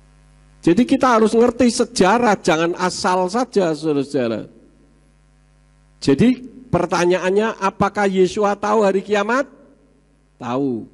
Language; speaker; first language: Indonesian; native; Indonesian